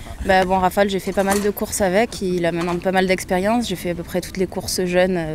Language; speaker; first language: French; native; French